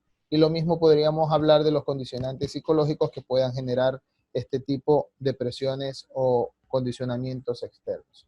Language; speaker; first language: Spanish; native; Spanish